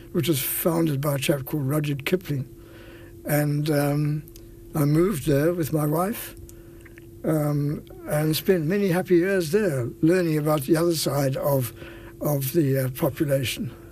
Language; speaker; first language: English; native; English